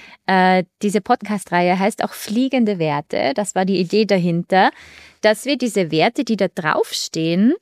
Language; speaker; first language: German; native; German